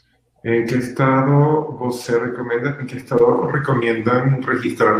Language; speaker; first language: Portuguese; non-native, learner; Spanish